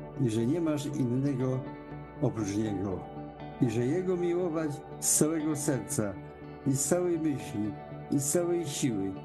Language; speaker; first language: Polish; native; Polish